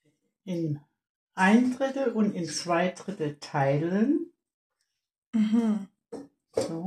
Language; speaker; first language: German; native; German